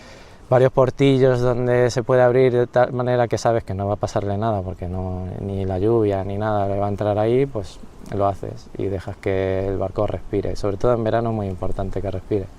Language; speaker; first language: Spanish; native; Spanish